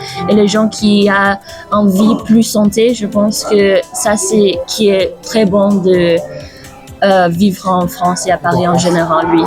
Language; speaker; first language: French; non-native, learner; Indonesian